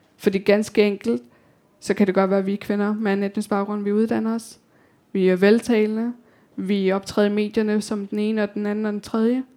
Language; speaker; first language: Danish; early bilingual, other home language; Persian